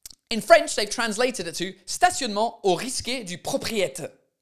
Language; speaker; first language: French; non-native, fluent; English